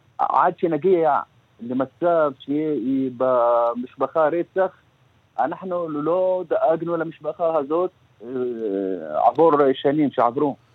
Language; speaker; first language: Hebrew; non-native, local second language; Arabic